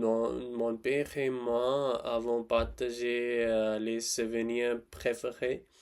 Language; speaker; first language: French; non-native, learner; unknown